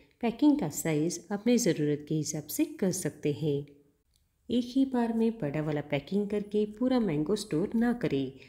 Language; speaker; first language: Hindi; non-native, local second language; Marathi